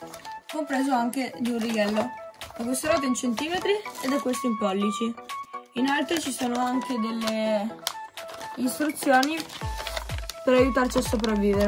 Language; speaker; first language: Italian; native; Italian